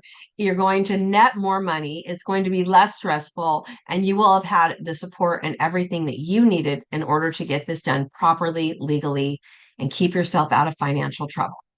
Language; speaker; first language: English; native; English